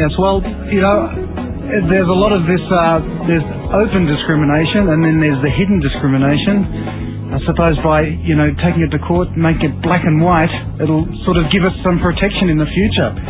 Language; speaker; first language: English; native; English